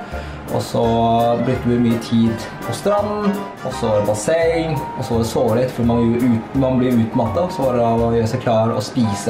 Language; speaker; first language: Norwegian; native; Norwegian